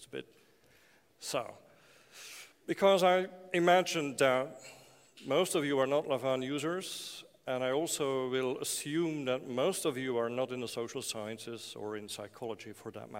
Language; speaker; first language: English; non-native, fluent; Dutch